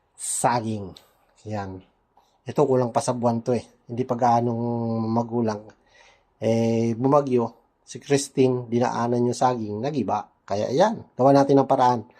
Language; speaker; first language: Filipino; non-native, local second language; Bikol